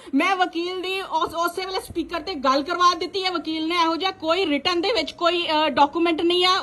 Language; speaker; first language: Hindi; non-native, local second language; Punjabi